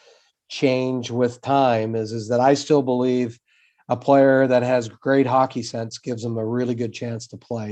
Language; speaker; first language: English; native; English